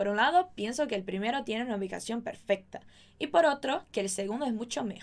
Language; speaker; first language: Spanish; non-native, fluent; Portuguese